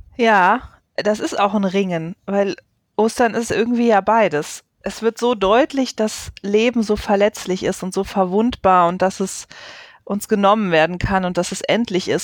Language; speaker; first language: German; native; German